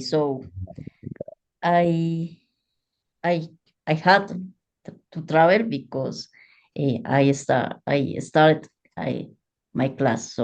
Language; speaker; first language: English; non-native, learner; Spanish